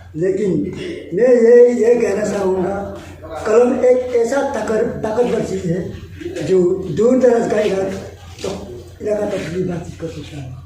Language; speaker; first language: Hindi; non-native, local second language; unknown